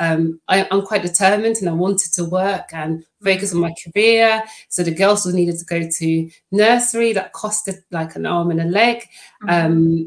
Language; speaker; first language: English; non-native, fluent; Dutch